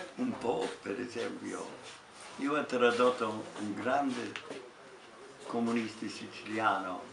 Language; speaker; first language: Italian; non-native, learner; English